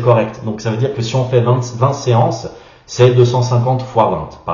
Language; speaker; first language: French; native; French